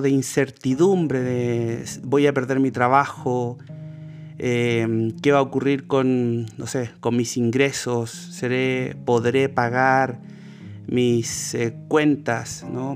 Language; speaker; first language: Spanish; native; Spanish